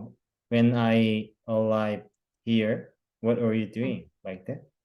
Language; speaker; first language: English; non-native, learner; Korean